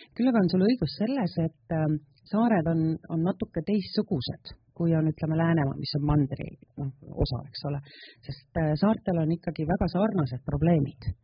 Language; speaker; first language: Estonian; native; Estonian